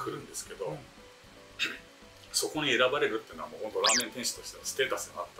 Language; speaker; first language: Japanese; native; Japanese